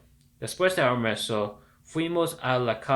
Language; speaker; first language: Spanish; non-native, learner; English